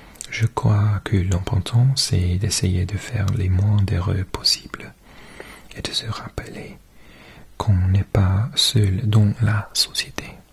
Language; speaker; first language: French; non-native, fluent; English